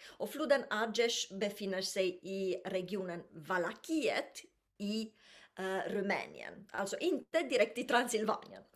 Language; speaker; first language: Swedish; non-native, fluent; Romanian